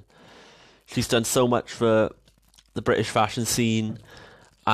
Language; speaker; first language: English; native; English